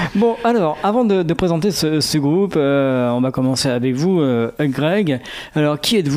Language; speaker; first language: French; native; French